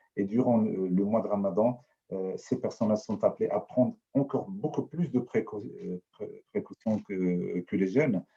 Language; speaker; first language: French; non-native, local second language; Arabic